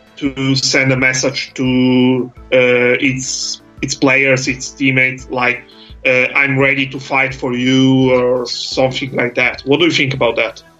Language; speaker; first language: English; non-native, fluent; Italian